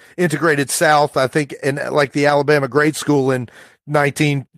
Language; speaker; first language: English; native; English